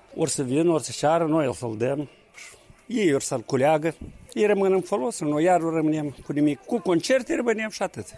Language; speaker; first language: Romanian; native; Romanian